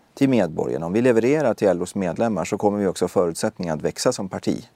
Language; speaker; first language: Swedish; early bilingual, other home language; Persian